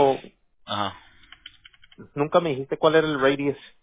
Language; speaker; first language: Spanish; early bilingual, heritage; Spanish